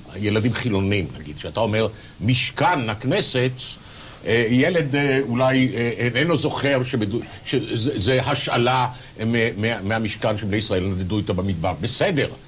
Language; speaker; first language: Hebrew; native; Hebrew